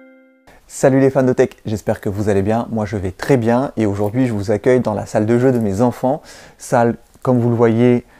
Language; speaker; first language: French; native; French